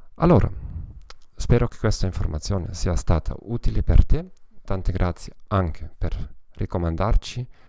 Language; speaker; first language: Italian; non-native, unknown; German